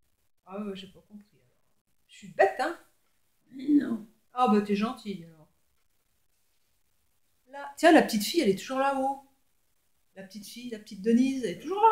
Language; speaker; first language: French; native; French